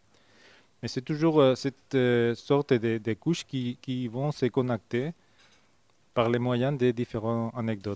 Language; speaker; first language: French; non-native, fluent; Spanish